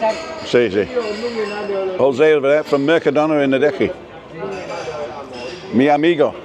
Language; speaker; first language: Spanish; non-native, learner; English